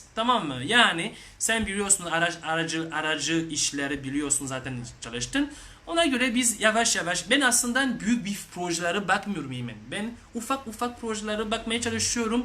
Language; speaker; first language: Turkish; non-native, learner; French